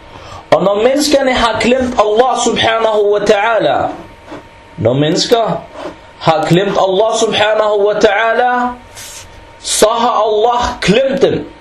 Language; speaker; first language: Danish; early bilingual, other home language; Arabic